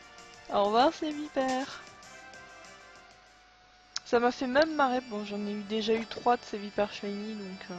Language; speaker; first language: French; native; French